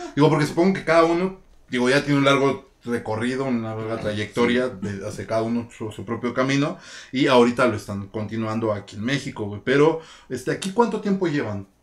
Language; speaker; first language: Spanish; native; Spanish